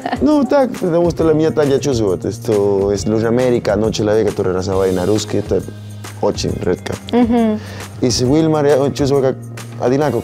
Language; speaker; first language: Russian; non-native, learner; Spanish